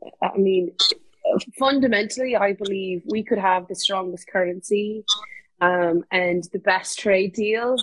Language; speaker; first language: English; native; English